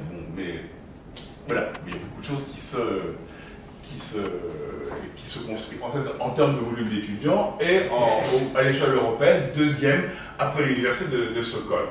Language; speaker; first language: French; native; French